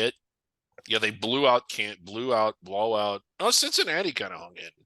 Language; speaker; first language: English; native; English